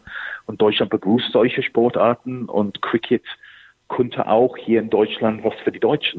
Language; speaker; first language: German; non-native, fluent; English